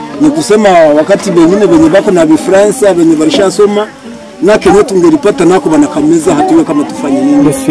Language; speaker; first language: Swahili; non-native, local second language; Kinyarwanda